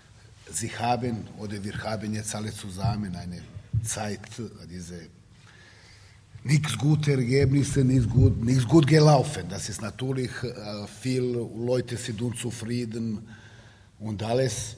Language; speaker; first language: German; non-native, learner; Serbian